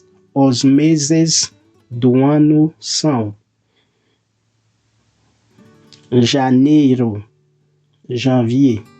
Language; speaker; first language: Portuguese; non-native, fluent; Haitian Creole